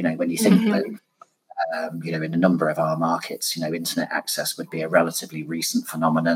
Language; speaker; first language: English; native; English